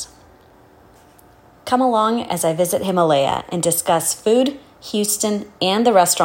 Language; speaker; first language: English; native; English